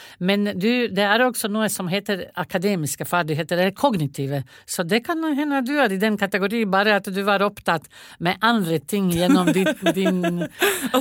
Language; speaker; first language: Norwegian; non-native, fluent; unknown